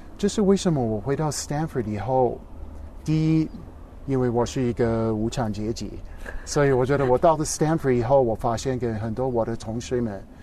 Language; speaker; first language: Chinese; non-native, fluent; English